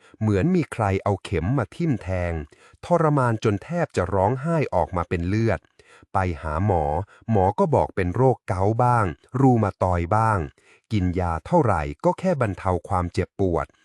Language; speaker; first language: Thai; native; Thai